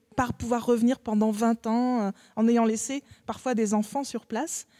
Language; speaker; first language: French; native; French